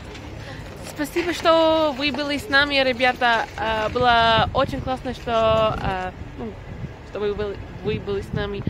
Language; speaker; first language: Russian; non-native, fluent; English